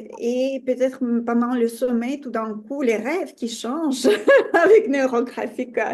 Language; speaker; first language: French; non-native, fluent; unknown